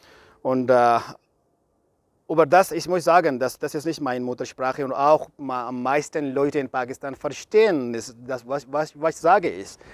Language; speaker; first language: German; non-native, learner; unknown